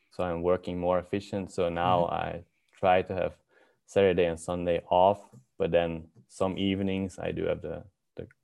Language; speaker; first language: English; non-native, fluent; Dutch